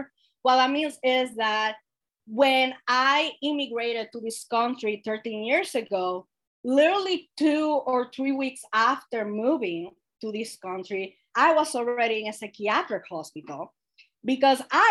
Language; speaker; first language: English; non-native, fluent; Spanish